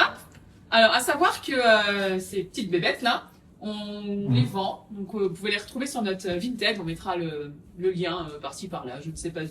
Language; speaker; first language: French; native; French